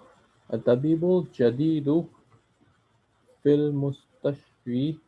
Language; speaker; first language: Arabic; non-native, learner; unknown